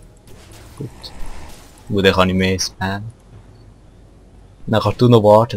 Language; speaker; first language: German; native; German